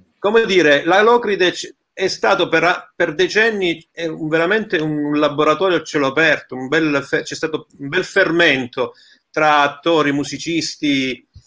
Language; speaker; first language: Italian; early bilingual, heritage; Italian